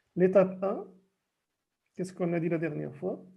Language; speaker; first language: French; non-native, local second language; Arabic